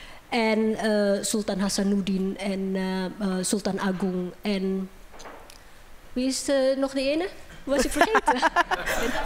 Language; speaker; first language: Dutch; non-native, fluent; Indonesian